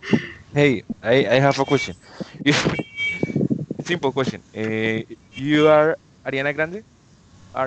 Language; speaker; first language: English; non-native, learner; Spanish